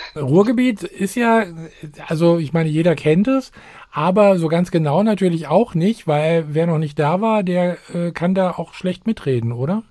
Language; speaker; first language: German; native; German